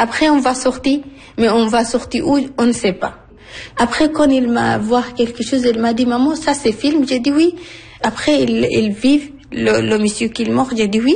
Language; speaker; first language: French; non-native, learner; Arabic